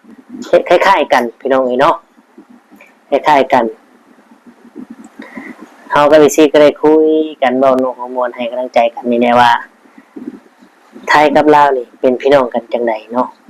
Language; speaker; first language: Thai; non-native, local second language; Lao